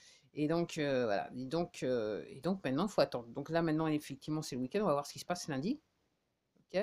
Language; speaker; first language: French; native; French